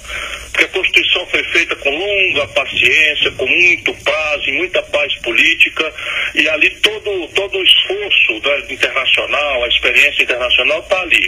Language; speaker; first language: Portuguese; native; Portuguese